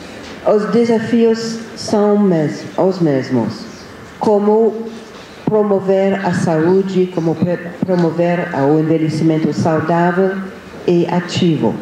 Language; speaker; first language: Portuguese; non-native, fluent; English